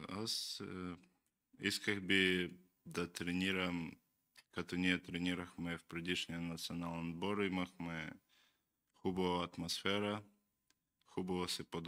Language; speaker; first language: Bulgarian; non-native, learner; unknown